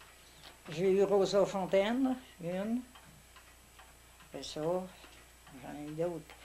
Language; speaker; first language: French; native; French